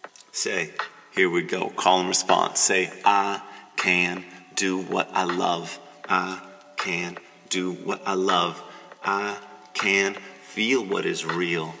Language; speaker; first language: English; native; English